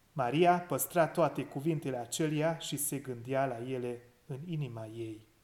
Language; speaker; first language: Romanian; non-native, local second language; Hungarian